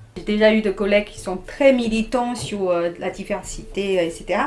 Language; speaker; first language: French; non-native, fluent; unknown